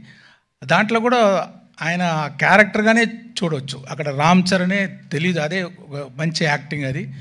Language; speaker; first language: Telugu; non-native, local second language; Tamil